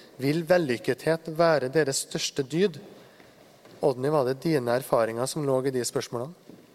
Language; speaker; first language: Norwegian; native; Norwegian